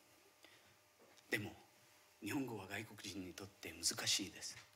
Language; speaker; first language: Japanese; non-native, fluent; Marathi